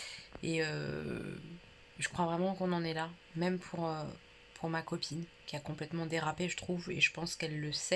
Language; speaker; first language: French; native; French